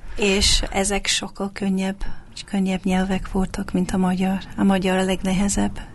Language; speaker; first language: Hungarian; non-native, fluent; English